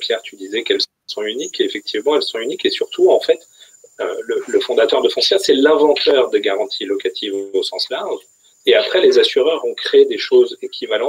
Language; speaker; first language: French; native; French